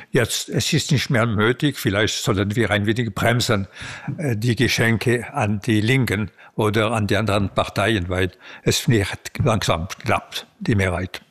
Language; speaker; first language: German; non-native, local second language; French